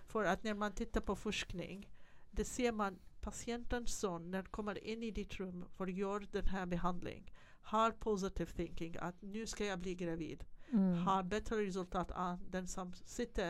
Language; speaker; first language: Swedish; non-native, fluent; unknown